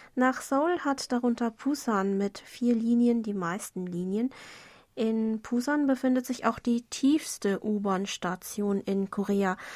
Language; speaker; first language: German; non-native, fluent; Korean